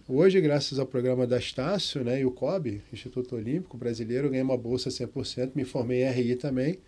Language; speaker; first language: Portuguese; non-native, fluent; Arabic